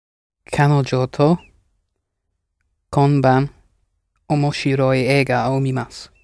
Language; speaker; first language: Japanese; non-native, learner; English